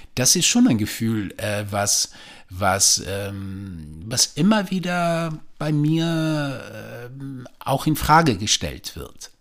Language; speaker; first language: German; native; German